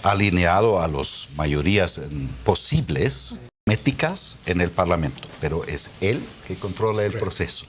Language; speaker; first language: Spanish; non-native, fluent; German